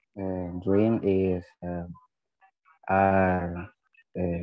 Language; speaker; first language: English; non-native, learner; Spanish